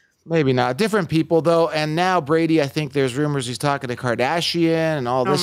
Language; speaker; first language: English; native; English